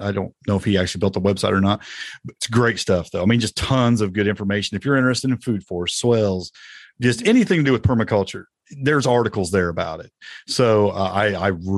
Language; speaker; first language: English; native; English